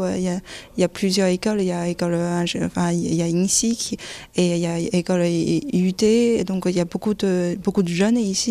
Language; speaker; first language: French; non-native, fluent; Chinese